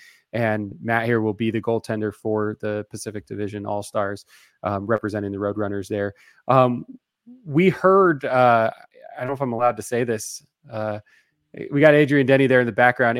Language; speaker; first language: English; native; English